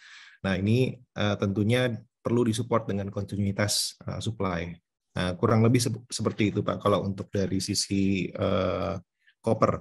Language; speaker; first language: Indonesian; native; Indonesian